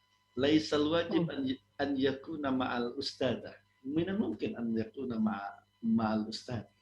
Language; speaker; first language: Arabic; non-native, fluent; Indonesian